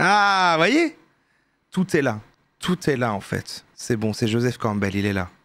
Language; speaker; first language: French; native; French